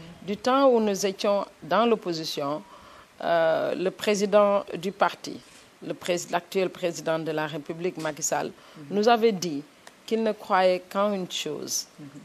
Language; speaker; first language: French; non-native, local second language; Wolof